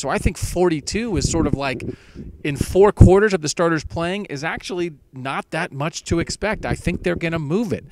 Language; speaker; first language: English; native; English